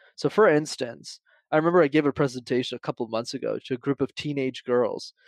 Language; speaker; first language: English; native; English